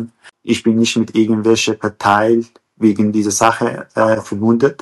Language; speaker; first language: German; non-native, fluent; Kurdish